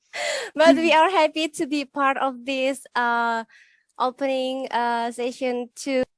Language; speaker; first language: English; non-native, fluent; Indonesian